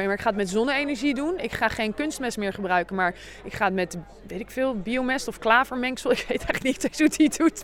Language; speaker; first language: Dutch; native; Dutch